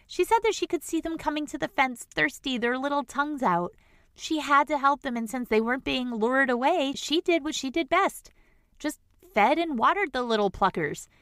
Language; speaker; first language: English; native; English